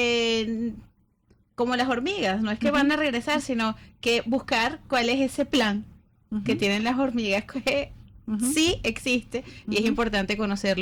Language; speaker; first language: Spanish; native; Spanish